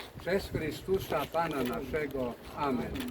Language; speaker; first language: Polish; native; Polish